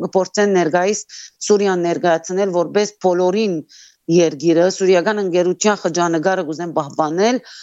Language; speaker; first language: Armenian; early bilingual, heritage; Armenian